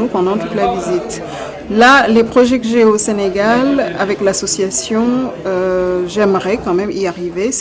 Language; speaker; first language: French; non-native, local second language; Wolof